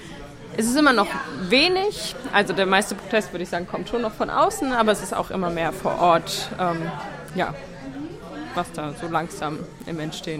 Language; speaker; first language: German; native; German